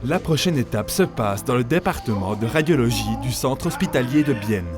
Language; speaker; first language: French; native; French